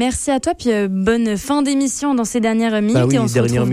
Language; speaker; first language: French; native; French